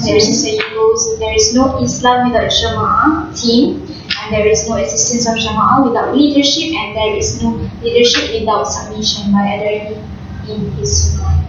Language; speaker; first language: English; non-native, learner; Malay